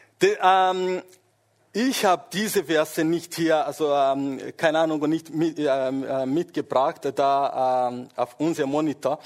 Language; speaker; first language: German; non-native, fluent; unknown